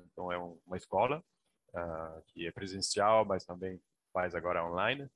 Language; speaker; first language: Portuguese; non-native, fluent; French